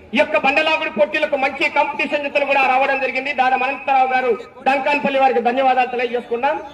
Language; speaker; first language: Telugu; native; Telugu